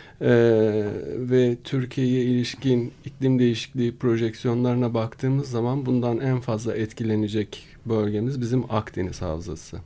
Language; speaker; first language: Turkish; native; Turkish